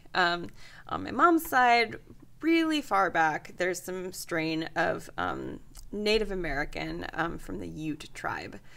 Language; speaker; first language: English; native; English